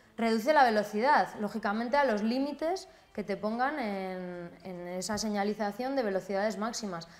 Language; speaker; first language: Spanish; native; Spanish